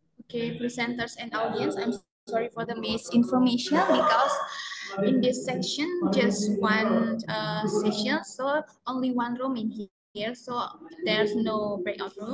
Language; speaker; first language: English; non-native, fluent; Indonesian